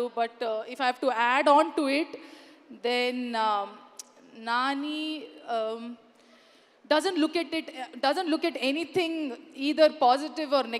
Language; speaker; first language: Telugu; non-native, learner; Kannada